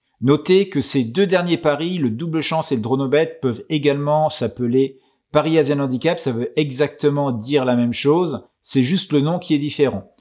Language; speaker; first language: French; native; French